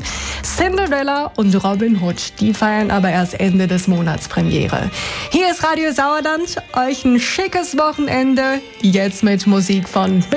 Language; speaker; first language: German; native; German